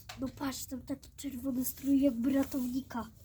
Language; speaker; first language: Polish; native; Polish